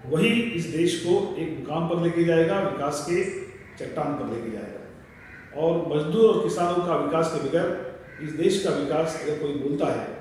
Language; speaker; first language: Hindi; non-native, local second language; Marathi